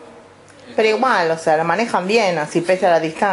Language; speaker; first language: Spanish; native; Spanish